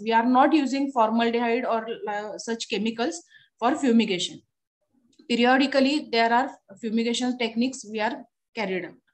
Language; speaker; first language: English; non-native, local second language; Marathi